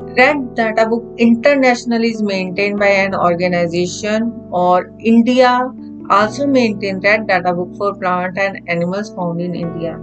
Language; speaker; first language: English; non-native, local second language; Punjabi